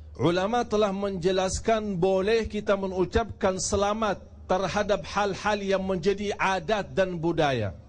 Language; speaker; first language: Indonesian; non-native, fluent; Arabic